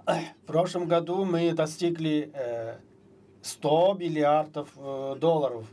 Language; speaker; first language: Russian; non-native, fluent; Chinese